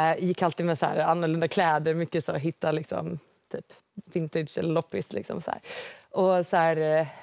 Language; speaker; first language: Swedish; native; Swedish